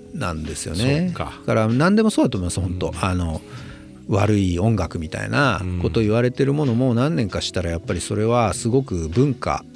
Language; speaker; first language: Japanese; native; Japanese